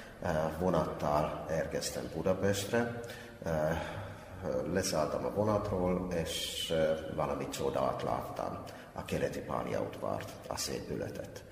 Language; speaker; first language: Hungarian; non-native, fluent; Finnish